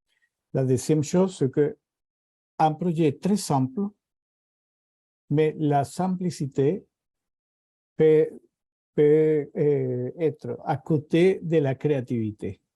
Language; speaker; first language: French; non-native, fluent; Spanish